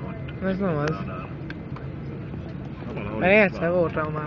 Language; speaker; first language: Hungarian; early bilingual, heritage; Hungarian